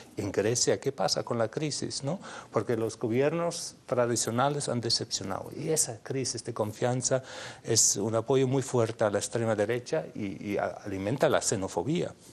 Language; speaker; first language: Spanish; non-native, fluent; German